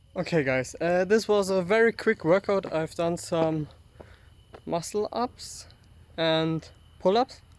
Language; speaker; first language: English; non-native, fluent; German